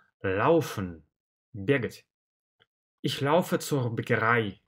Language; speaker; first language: German; non-native, fluent; Russian